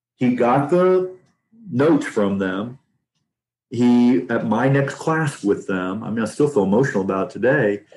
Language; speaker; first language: English; native; English